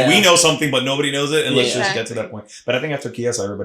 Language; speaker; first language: English; native; English